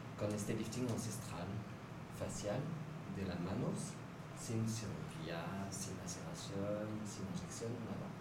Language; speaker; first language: Spanish; non-native, learner; French